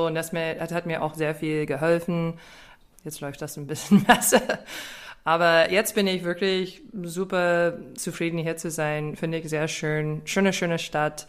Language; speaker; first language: German; non-native, fluent; English